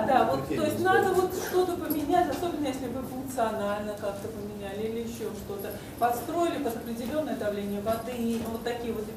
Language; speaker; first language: Russian; native; Russian